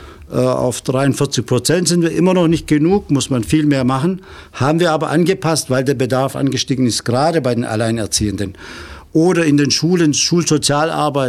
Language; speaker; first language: German; native; German